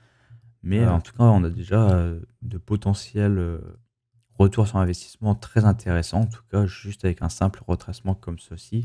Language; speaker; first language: French; native; French